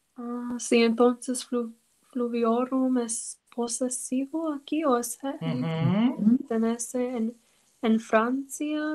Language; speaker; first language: Spanish; non-native, learner; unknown